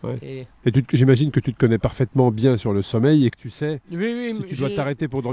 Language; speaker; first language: French; native; French